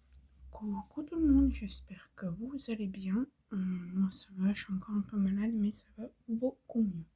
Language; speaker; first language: French; native; French